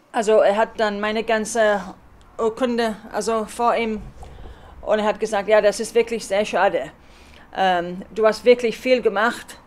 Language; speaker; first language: German; early bilingual, heritage; German